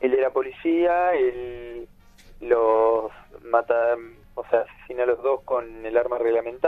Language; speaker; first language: Spanish; native; Spanish